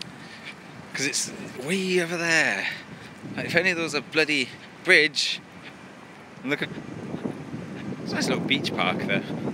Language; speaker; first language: English; native; English